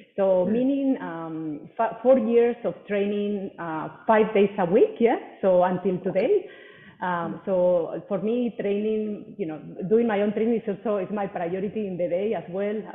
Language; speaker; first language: English; non-native, fluent; Spanish